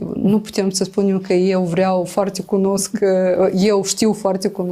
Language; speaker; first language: Romanian; non-native, local second language; Gagauz